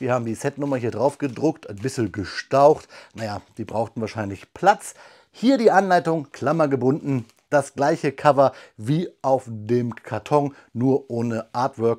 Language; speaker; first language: German; native; German